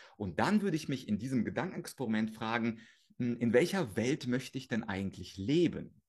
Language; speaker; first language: German; early bilingual, other home language; Russian